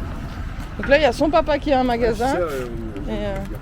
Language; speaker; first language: French; native; French